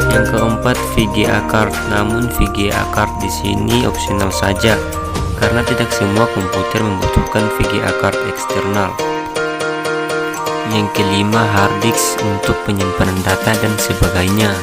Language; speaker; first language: Indonesian; native; Indonesian